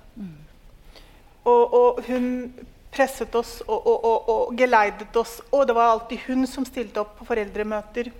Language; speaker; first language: Norwegian; early bilingual, other home language; Urdu